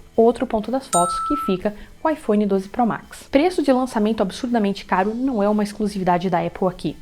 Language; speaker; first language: Portuguese; native; Portuguese